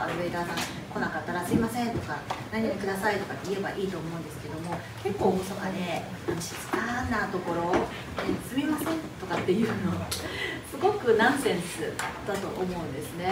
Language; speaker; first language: Japanese; native; Japanese